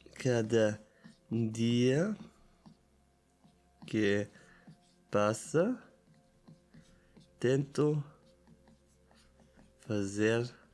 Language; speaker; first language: Portuguese; non-native, learner; Italian